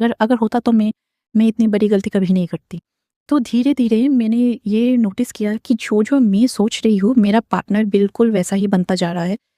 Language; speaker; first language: Hindi; non-native, local second language; Bangla